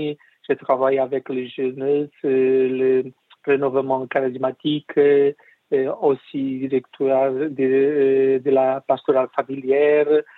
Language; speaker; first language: French; non-native, learner; Portuguese